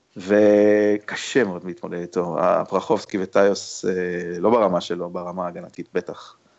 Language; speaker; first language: Hebrew; native; Hebrew